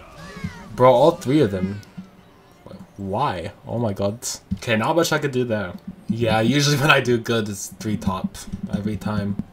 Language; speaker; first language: English; native; English